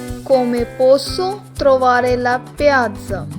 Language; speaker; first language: Italian; non-native, learner; Hindi